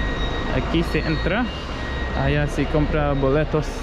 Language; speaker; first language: Spanish; non-native, learner; English